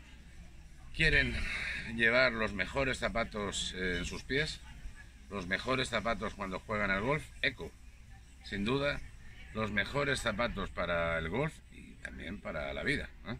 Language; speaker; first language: Spanish; native; Spanish